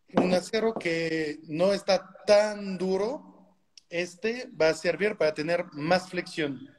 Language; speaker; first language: Spanish; non-native, fluent; French